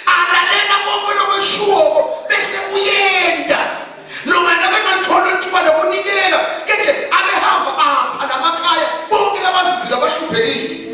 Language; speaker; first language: Zulu; non-native, local second language; Swati